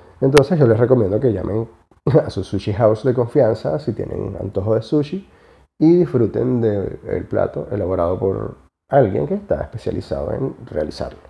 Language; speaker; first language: Spanish; native; Spanish